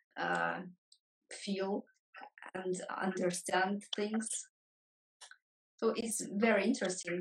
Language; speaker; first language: English; non-native, fluent; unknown